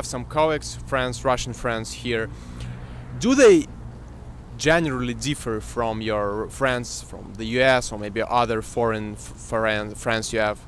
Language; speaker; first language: English; non-native, fluent; Russian